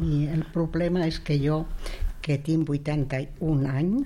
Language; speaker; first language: Catalan; non-native, local second language; Spanish